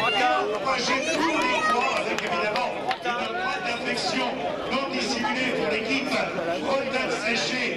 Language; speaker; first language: French; native; French